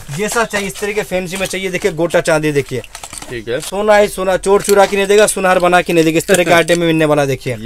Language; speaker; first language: Hindi; non-native, local second language; Bangla